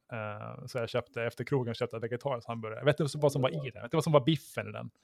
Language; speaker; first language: Swedish; native; Swedish